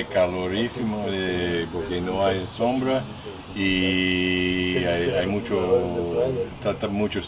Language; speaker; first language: Spanish; non-native, learner; English